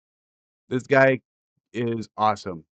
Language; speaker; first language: English; native; English